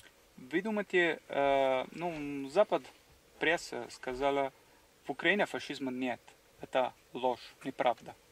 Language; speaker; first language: Russian; non-native, learner; English